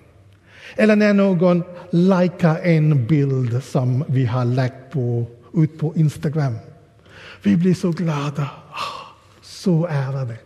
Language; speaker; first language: Swedish; non-native, fluent; English